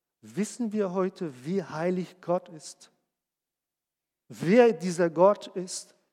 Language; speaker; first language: German; non-native, fluent; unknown